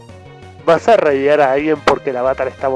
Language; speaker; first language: Spanish; native; Spanish